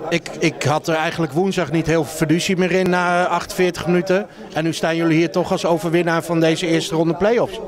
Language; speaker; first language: Dutch; native; Dutch